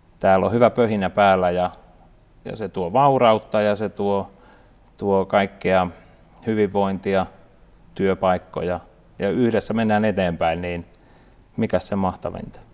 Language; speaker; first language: Finnish; native; Finnish